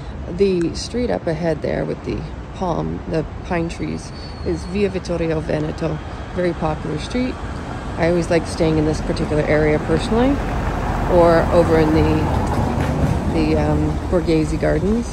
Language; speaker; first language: English; native; English